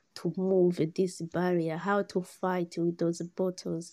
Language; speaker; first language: English; non-native, learner; Rundi